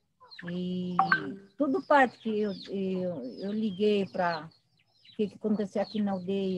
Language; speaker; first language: Portuguese; non-native, local second language; Guarani